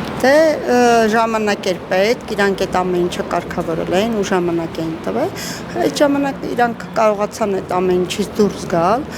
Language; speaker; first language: Armenian; native; Armenian